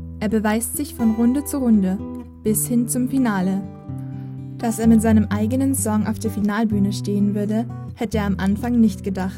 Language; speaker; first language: German; native; German